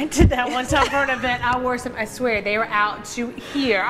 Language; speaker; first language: English; native; English